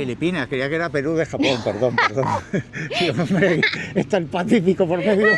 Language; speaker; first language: Spanish; native; Spanish